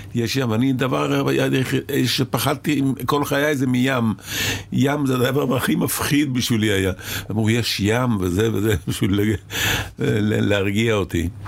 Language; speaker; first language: Hebrew; early bilingual, other home language; Arabic